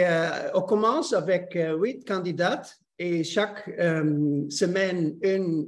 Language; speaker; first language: French; non-native, learner; Dutch